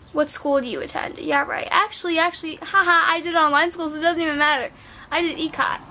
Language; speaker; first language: English; native; English